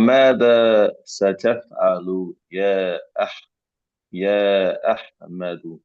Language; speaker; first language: Arabic; non-native, learner; English